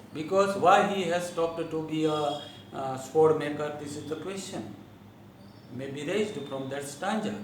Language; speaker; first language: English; non-native, local second language; Gujarati